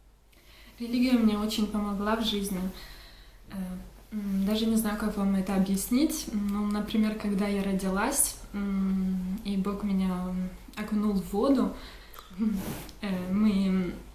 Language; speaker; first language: Russian; early bilingual, heritage; Russian